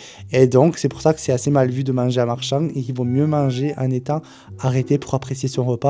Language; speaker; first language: French; native; French